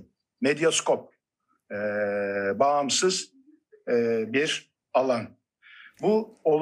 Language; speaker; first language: Turkish; native; Turkish